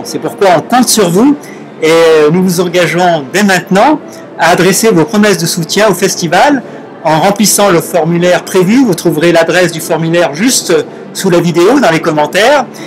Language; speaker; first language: French; native; French